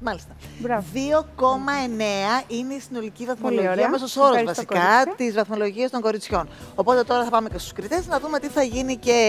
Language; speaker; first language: Greek; native; Greek